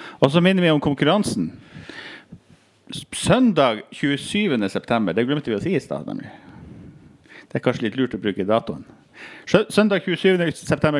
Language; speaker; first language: Norwegian; native; Norwegian